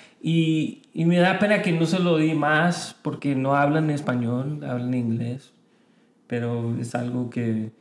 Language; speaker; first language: Spanish; early bilingual, heritage; Spanish